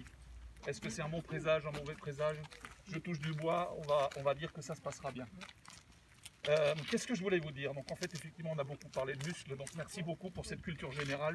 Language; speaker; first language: French; native; French